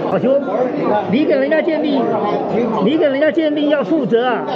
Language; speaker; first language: Chinese; native; Chinese